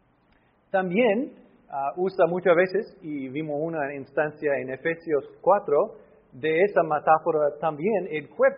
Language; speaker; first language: Spanish; non-native, fluent; English